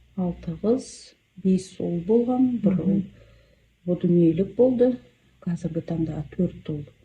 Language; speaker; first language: Kazakh; non-native, local second language; Russian